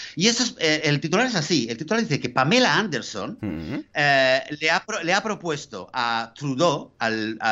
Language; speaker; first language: Spanish; native; Spanish